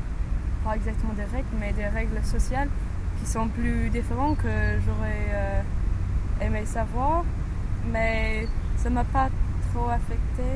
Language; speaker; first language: French; non-native, learner; English